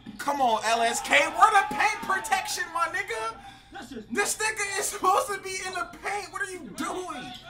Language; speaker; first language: English; native; English